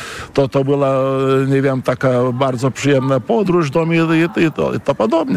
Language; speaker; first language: Polish; non-native, fluent; Lithuanian